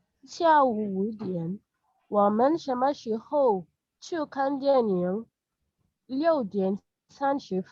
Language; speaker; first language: Chinese; non-native, learner; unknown